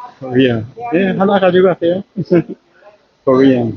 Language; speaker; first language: Korean; non-native, learner; Thai